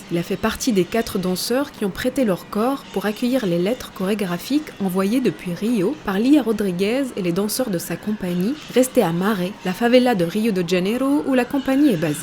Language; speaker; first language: French; native; French